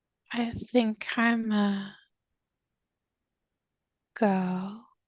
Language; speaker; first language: English; native; English